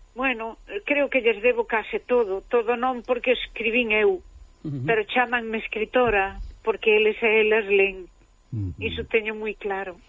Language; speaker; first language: Galician; native; Galician